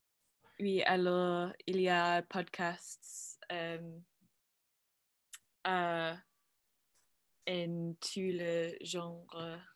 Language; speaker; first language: French; non-native, learner; English